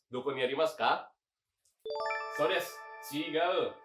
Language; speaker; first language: Japanese; non-native, fluent; Indonesian